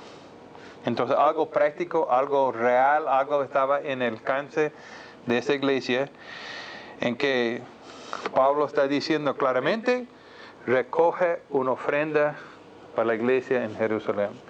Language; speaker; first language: Spanish; non-native, fluent; English